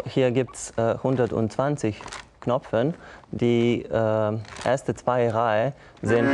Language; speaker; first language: German; non-native, learner; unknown